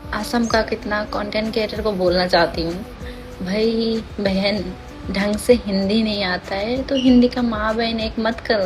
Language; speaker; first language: Hindi; non-native, local second language; Bangla